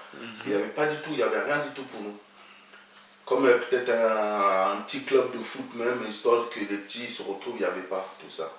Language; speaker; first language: French; early bilingual, other home language; Akan